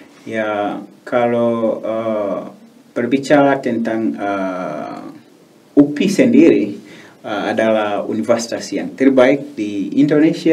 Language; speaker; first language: Malay; non-native, learner; Swahili